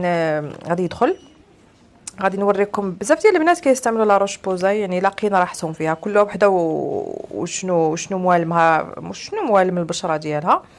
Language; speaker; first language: Arabic; native; Arabic